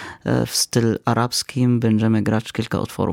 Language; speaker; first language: Polish; non-native, fluent; Arabic